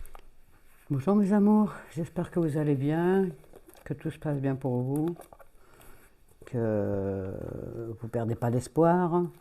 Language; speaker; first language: French; native; French